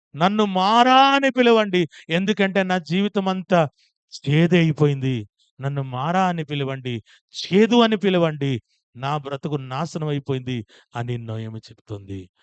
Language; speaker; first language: Telugu; non-native, fluent; Odia